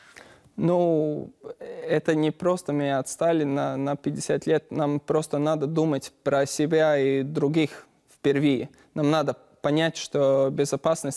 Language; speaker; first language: Russian; non-native, learner; Latvian